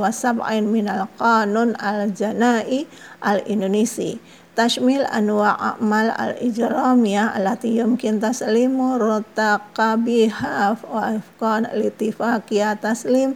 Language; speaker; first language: Arabic; non-native, fluent; Indonesian